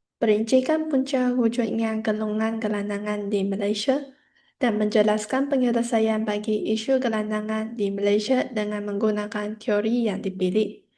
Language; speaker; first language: Malay; non-native, local second language; Chinese